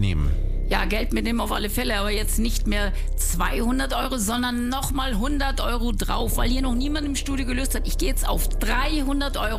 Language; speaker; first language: German; native; German